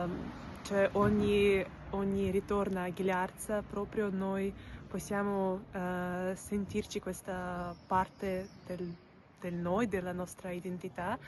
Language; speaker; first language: Italian; non-native, learner; Russian